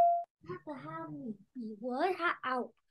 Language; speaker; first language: Chinese; non-native, learner; Vietnamese